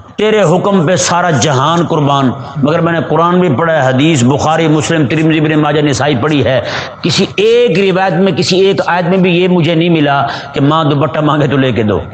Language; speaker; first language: Urdu; non-native, local second language; Punjabi